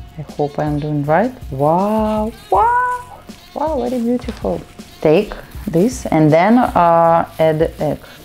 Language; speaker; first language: English; non-native, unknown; Russian